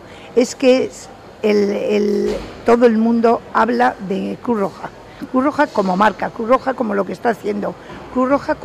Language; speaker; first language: Spanish; native; Spanish